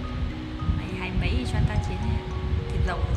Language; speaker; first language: Chinese; non-native, learner; Vietnamese